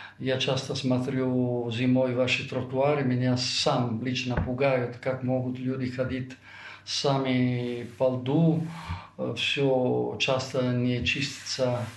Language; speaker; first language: Russian; non-native, fluent; Italian